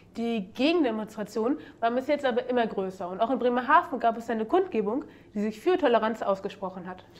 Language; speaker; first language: German; native; German